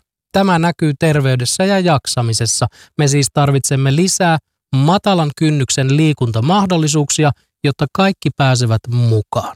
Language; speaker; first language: Finnish; native; Finnish